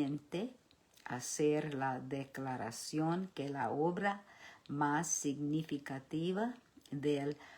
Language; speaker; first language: Spanish; early bilingual, heritage; Spanish